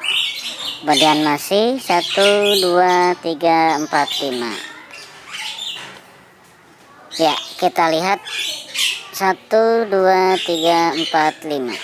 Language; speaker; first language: Indonesian; native; Indonesian